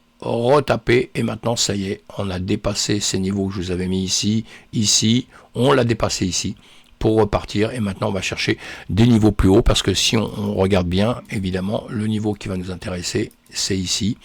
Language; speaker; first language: French; native; French